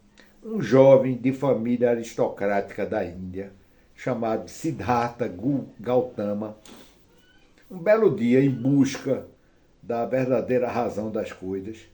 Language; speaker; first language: Portuguese; native; Portuguese